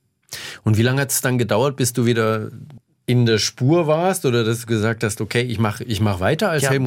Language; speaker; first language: German; native; German